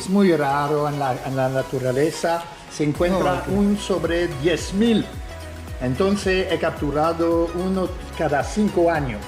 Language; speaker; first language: Spanish; non-native, fluent; French